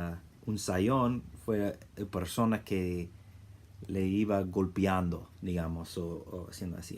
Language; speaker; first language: Spanish; non-native, fluent; English